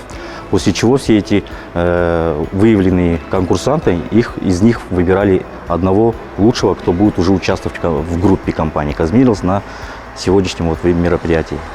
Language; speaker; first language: Russian; native; Russian